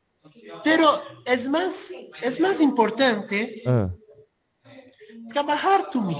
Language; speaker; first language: Spanish; non-native, learner; Portuguese